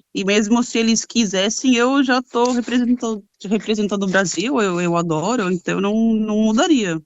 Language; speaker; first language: Portuguese; early bilingual, other home language; Spanish